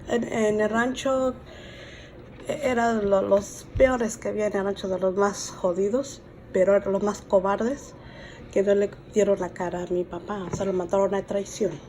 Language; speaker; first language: Spanish; native; Spanish